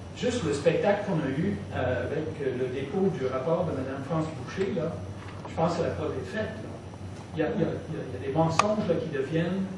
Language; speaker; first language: French; non-native, local second language; English